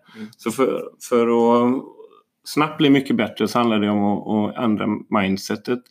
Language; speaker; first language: Swedish; native; Swedish